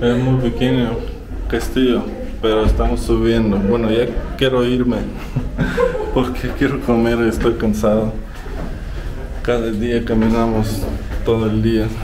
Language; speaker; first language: Spanish; non-native, fluent; Russian